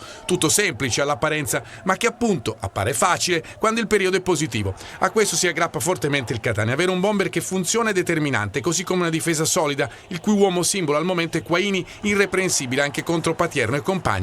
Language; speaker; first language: Italian; native; Italian